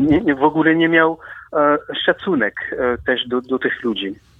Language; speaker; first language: Polish; non-native, fluent; French